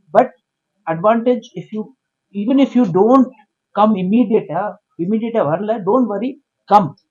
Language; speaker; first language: English; non-native, local second language; Tamil